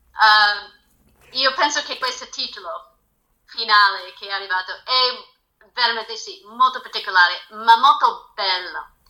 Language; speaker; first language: Italian; non-native, fluent; English